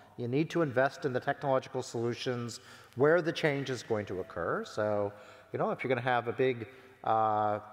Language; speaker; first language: English; native; English